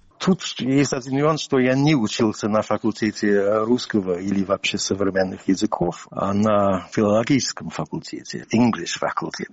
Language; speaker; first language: Russian; non-native, fluent; English